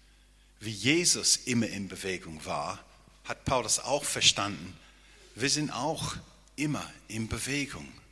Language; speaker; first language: German; non-native, fluent; English